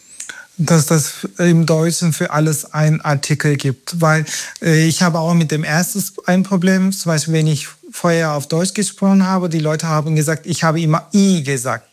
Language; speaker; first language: German; non-native, learner; Turkish